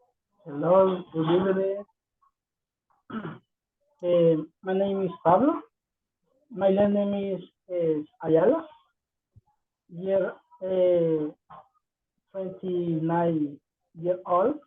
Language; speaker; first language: English; non-native, learner; Spanish